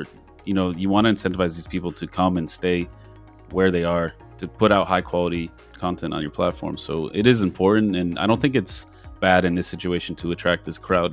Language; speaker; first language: English; native; English